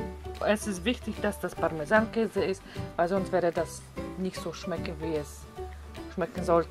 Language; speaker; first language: German; non-native, fluent; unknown